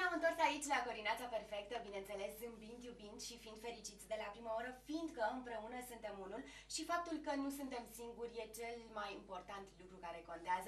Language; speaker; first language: Romanian; native; Romanian